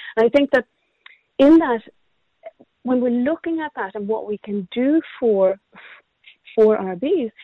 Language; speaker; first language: English; non-native, fluent; Swedish